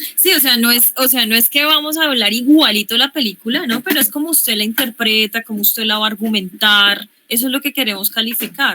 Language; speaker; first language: Spanish; native; Spanish